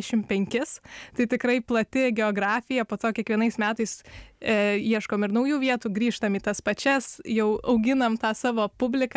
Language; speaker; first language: Lithuanian; native; Lithuanian